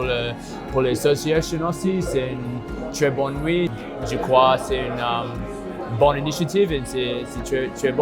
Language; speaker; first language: French; non-native, learner; English